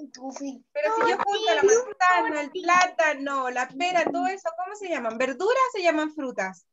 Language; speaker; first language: Spanish; native; Spanish